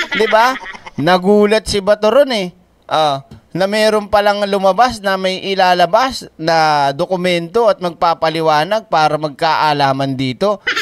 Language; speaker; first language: Filipino; native; Filipino